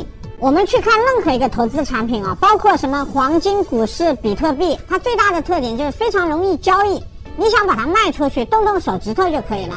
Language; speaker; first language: Chinese; native; Chinese